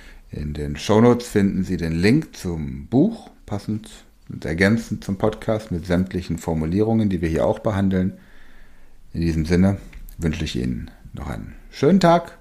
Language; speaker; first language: German; native; German